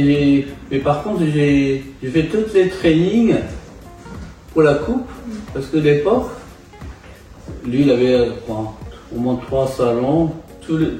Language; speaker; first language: French; non-native, fluent; Japanese